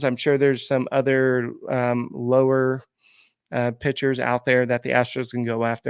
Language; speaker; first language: English; native; English